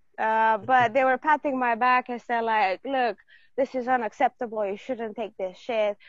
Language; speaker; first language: English; non-native, fluent; Romanian